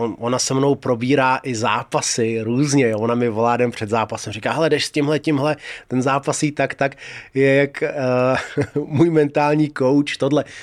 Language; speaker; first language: Czech; early bilingual, other home language; Russian